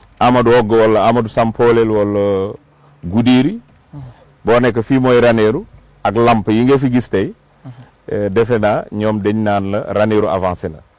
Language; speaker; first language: Wolof; non-native, local second language; Fula